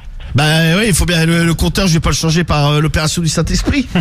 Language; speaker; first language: French; native; French